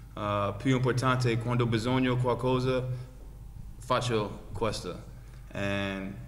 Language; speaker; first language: Italian; non-native, learner; English